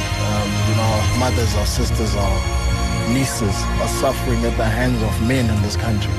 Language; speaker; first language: English; non-native, local second language; Xhosa